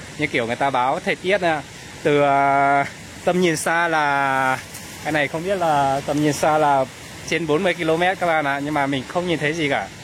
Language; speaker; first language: Vietnamese; non-native, local second language; Iu Mien